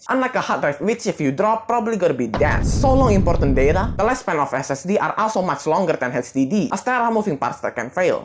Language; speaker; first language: English; non-native, fluent; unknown